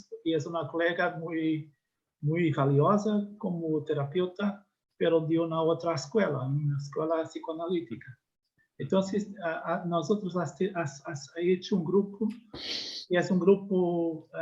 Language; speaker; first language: Spanish; non-native, learner; Portuguese